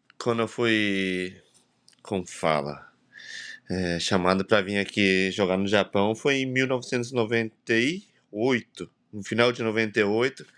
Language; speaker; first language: Portuguese; native; Portuguese